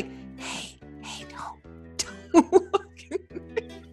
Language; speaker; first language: English; native; English